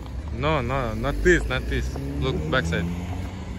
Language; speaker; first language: English; non-native, learner; Russian